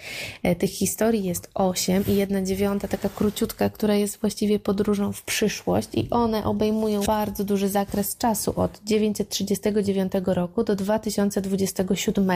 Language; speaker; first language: Polish; native; Polish